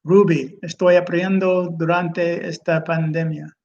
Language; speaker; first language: Spanish; non-native, learner; English